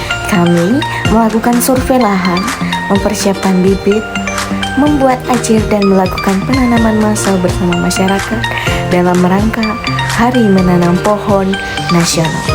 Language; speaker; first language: Indonesian; native; Indonesian